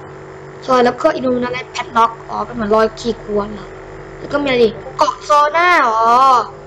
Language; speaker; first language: Thai; native; Thai